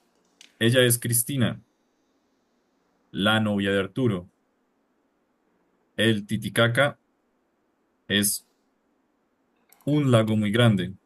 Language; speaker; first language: Spanish; non-native, fluent; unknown